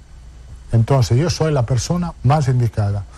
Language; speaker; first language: Spanish; non-native, fluent; Italian